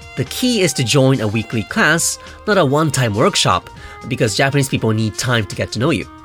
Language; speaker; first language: English; non-native, fluent; Japanese